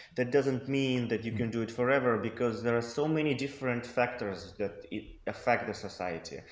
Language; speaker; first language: English; non-native, fluent; Russian